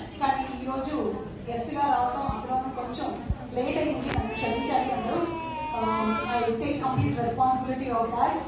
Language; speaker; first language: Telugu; non-native, local second language; Malayalam